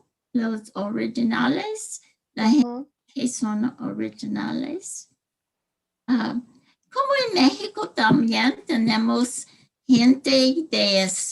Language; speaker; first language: Spanish; early bilingual, heritage; English